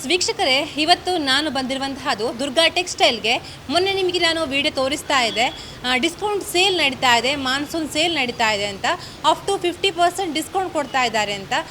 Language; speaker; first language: Kannada; native; Kannada